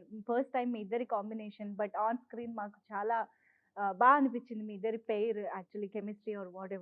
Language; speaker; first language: Telugu; native; Telugu